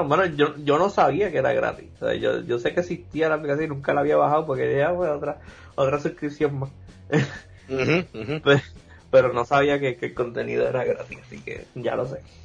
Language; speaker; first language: Spanish; native; Spanish